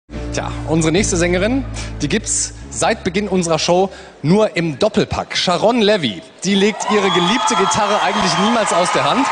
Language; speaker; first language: German; native; German